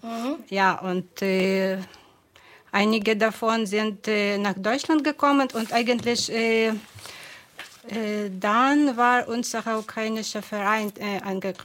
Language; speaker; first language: German; non-native, fluent; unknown